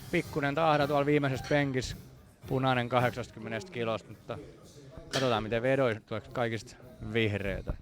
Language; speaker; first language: Finnish; native; Finnish